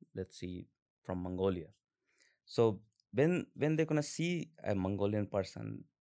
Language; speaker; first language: English; non-native, local second language; Hindi